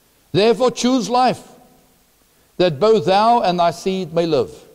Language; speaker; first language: English; non-native, local second language; Afrikaans